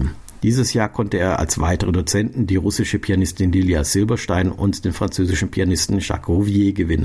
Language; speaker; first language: German; native; German